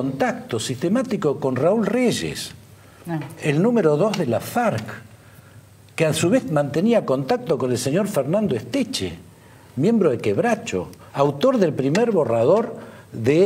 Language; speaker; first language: Spanish; native; Spanish